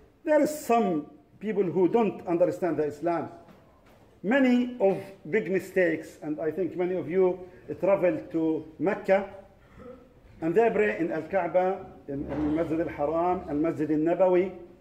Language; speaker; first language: English; non-native, fluent; Arabic